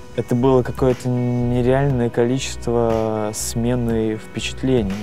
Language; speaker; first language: Russian; native; Russian